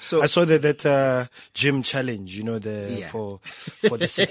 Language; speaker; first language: English; non-native, local second language; Tswana